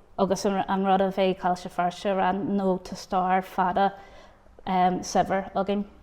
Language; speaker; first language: Irish; non-native, local second language; English